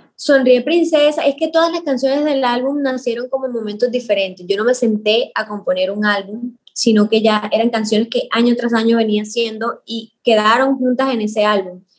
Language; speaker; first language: Spanish; native; Spanish